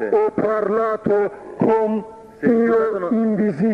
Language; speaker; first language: Italian; non-native, fluent; Turkish